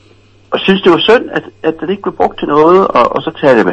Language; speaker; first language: Danish; native; Danish